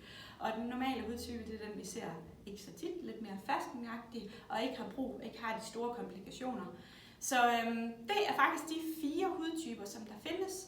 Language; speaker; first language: Danish; native; Danish